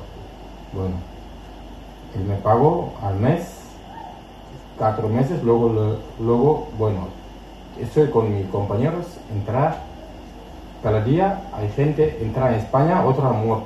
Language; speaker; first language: Spanish; non-native, learner; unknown